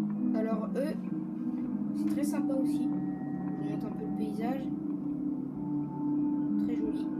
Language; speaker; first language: French; native; French